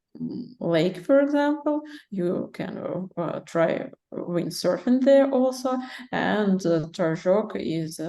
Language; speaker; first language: English; non-native, learner; Russian